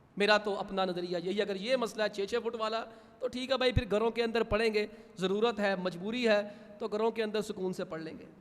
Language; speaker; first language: Urdu; non-native, local second language; Punjabi